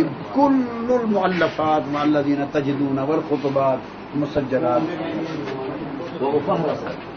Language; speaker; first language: Arabic; non-native, learner; Urdu